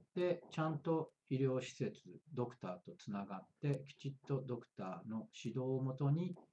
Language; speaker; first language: Japanese; native; Japanese